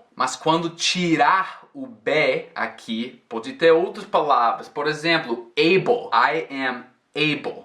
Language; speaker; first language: Portuguese; non-native, fluent; English